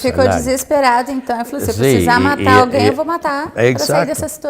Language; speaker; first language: Portuguese; native; Portuguese